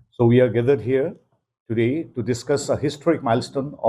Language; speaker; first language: English; non-native, local second language; Assamese